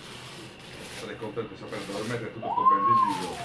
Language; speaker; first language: Italian; native; Italian